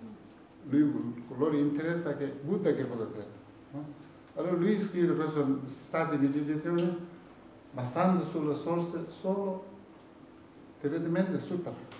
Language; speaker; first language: Italian; non-native, learner; Tibetan